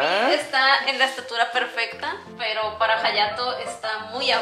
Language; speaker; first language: Spanish; native; Spanish